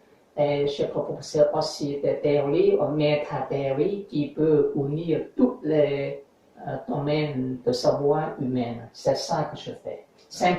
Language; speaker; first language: French; non-native, learner; English